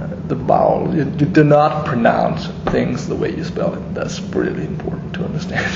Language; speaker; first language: English; non-native, fluent; Danish